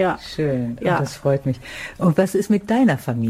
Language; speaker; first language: German; native; German